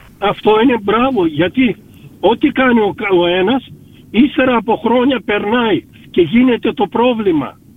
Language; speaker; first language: Greek; early bilingual, heritage; Greek